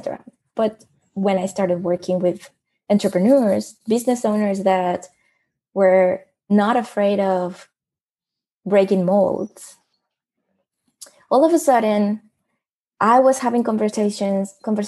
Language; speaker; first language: English; non-native, fluent; Spanish